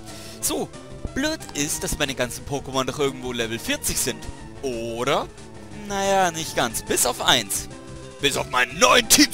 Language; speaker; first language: German; native; German